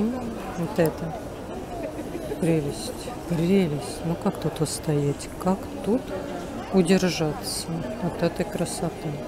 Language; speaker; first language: Russian; native; Russian